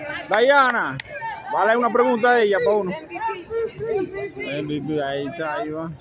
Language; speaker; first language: Spanish; native; Spanish